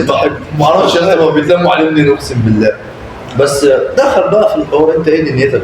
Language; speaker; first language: Arabic; native; Arabic